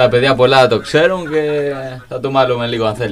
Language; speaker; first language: Greek; non-native, learner; Spanish